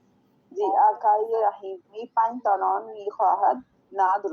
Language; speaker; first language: Persian; non-native, learner; Urdu